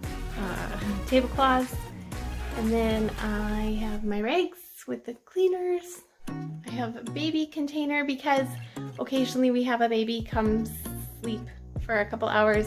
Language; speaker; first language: English; native; English